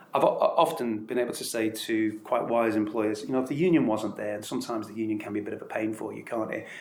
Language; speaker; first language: English; native; English